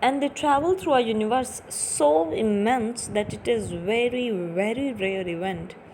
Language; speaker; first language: English; non-native, local second language; Urdu